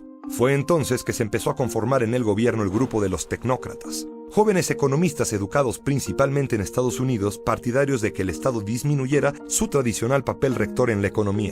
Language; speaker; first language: Spanish; native; Spanish